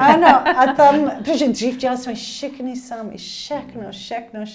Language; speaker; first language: Czech; non-native, learner; English